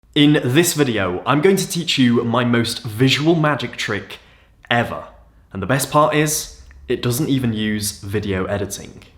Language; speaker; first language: English; native; English